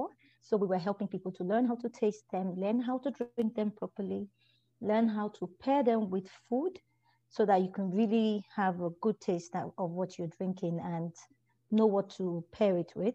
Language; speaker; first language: English; non-native, local second language; Igbo